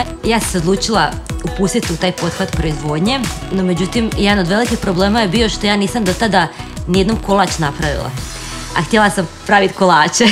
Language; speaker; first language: Croatian; native; Croatian